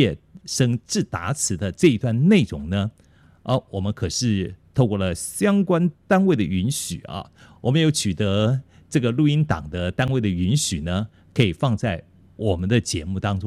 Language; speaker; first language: Chinese; native; Chinese